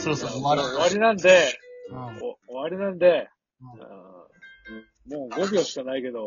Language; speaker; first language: Japanese; native; Japanese